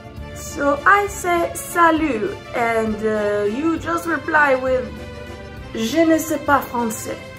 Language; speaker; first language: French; non-native, learner; English